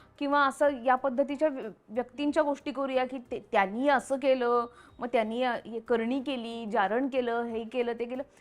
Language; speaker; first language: Marathi; native; Marathi